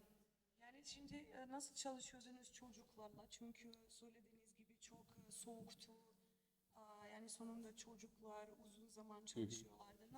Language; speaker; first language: Turkish; non-native, learner; Macedonian